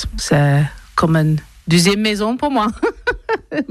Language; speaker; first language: French; non-native, learner; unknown